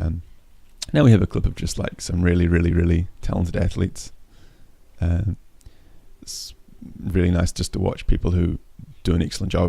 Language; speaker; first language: English; native; English